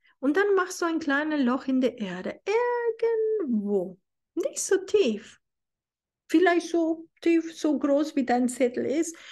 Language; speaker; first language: German; non-native, fluent; Spanish